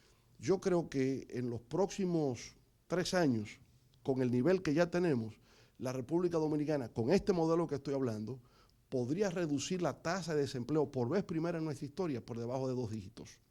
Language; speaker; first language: Spanish; native; Spanish